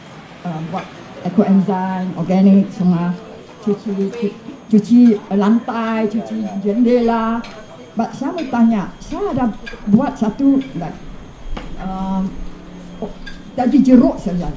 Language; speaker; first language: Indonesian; non-native, learner; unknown